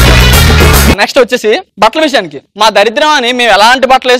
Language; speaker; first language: Telugu; native; Telugu